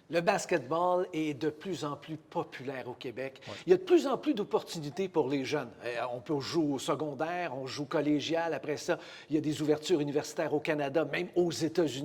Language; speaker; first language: French; native; French